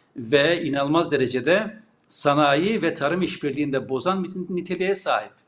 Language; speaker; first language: Turkish; native; Turkish